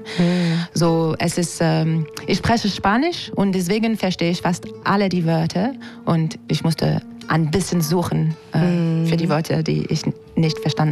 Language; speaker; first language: German; non-native, learner; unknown